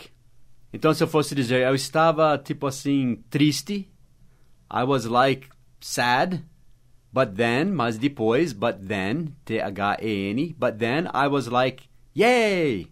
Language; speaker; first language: Portuguese; non-native, fluent; English